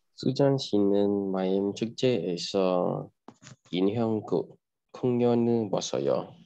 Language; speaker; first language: Korean; non-native, learner; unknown